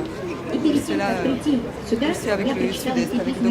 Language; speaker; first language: French; non-native, fluent; Russian